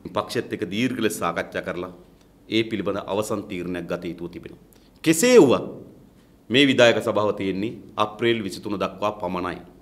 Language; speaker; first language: Sinhala; native; Sinhala